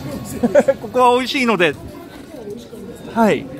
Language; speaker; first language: Japanese; native; Japanese